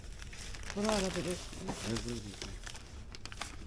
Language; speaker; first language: Turkish; non-native, learner; Filipino